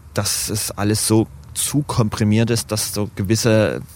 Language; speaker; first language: German; native; German